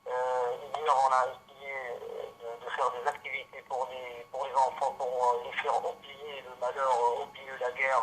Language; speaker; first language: French; non-native, fluent; Arabic